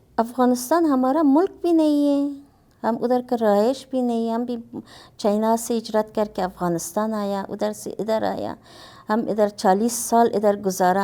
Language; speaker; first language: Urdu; non-native, learner; Uyghur